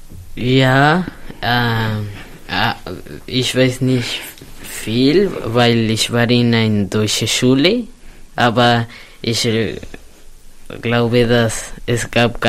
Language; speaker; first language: German; non-native, learner; Spanish